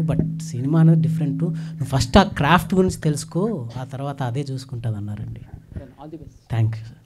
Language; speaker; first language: Telugu; native; Telugu